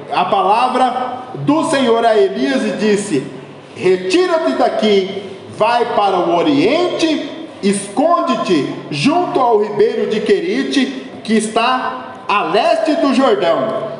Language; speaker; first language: Portuguese; native; Portuguese